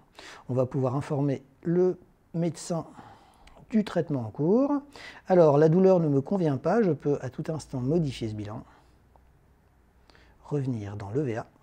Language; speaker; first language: French; native; French